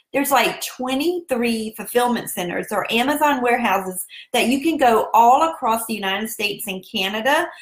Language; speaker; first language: English; native; English